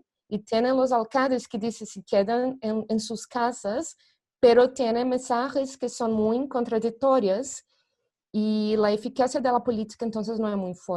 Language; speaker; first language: Spanish; non-native, fluent; Portuguese